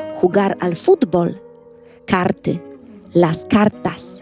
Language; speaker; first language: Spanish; non-native, fluent; Polish